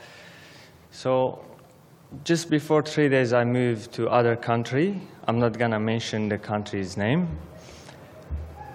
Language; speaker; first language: English; non-native, learner; Armenian